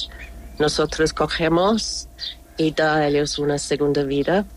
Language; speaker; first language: Spanish; non-native, learner; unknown